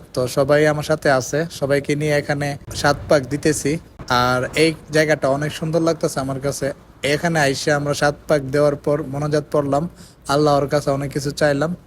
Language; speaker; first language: Bangla; native; Bangla